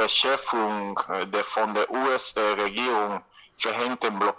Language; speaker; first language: German; non-native, learner; Spanish